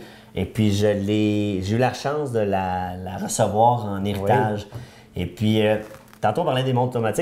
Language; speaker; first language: French; native; French